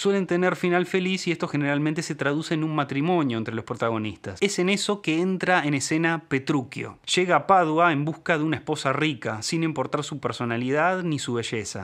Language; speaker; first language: Spanish; native; Spanish